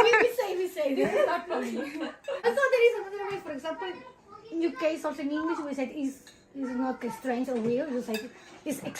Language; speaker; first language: English; non-native, fluent; Spanish